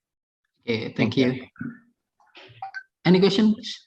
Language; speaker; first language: English; non-native, fluent; Indonesian